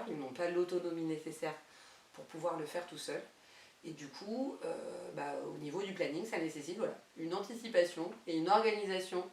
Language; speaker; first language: French; native; French